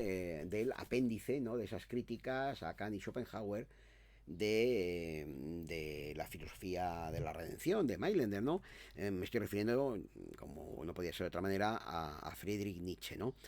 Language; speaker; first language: Spanish; native; Spanish